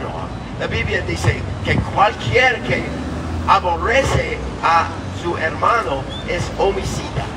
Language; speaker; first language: Spanish; non-native, learner; English